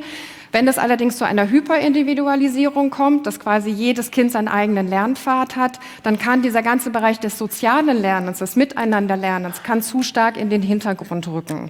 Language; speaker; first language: German; native; German